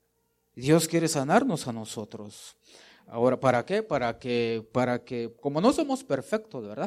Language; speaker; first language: Spanish; native; Spanish